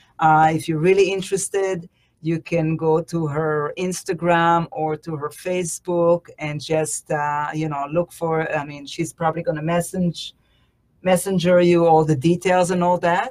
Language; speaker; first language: English; non-native, fluent; Hebrew